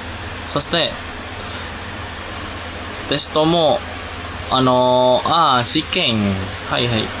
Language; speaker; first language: Japanese; non-native, learner; Indonesian